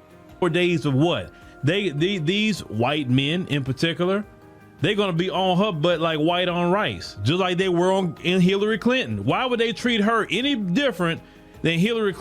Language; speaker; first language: English; native; English